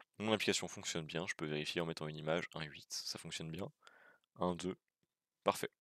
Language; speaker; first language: French; native; French